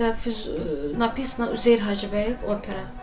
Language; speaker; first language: Russian; non-native, learner; Azerbaijani